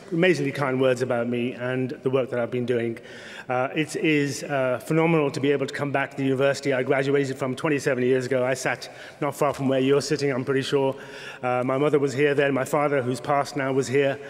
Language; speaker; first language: English; native; English